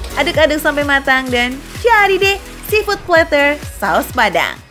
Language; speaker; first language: Indonesian; native; Indonesian